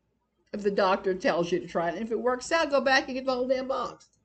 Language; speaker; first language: English; native; English